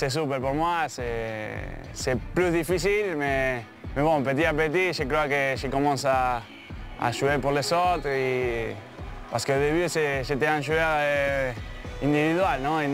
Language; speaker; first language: French; non-native, fluent; Spanish